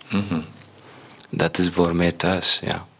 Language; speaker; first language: Dutch; non-native, learner; Arabic